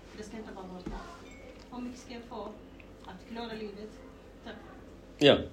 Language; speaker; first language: Swedish; non-native, learner; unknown